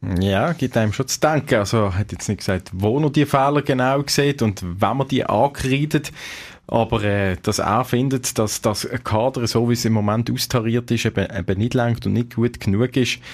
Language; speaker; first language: German; native; German